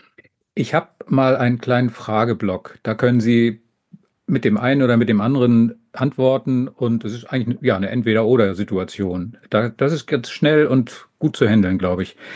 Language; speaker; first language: German; native; German